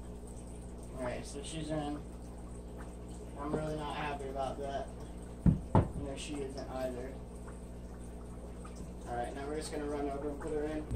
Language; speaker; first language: English; native; English